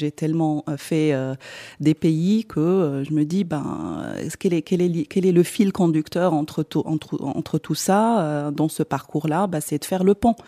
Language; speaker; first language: French; non-native, local second language; Arabic